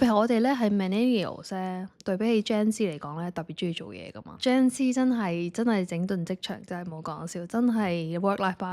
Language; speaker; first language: Cantonese; native; Cantonese